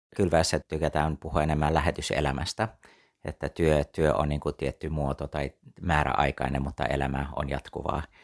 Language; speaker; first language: Finnish; early bilingual, heritage; Finnish